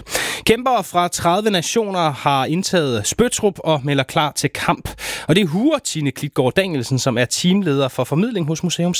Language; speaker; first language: Danish; native; Danish